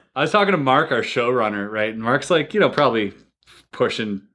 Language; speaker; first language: English; native; English